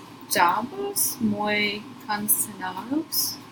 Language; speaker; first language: Spanish; non-native, learner; English